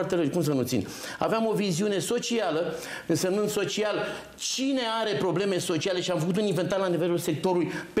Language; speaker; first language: Romanian; native; Romanian